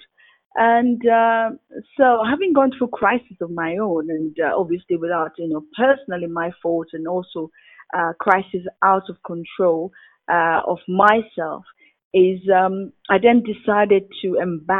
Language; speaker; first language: English; non-native, local second language; Yoruba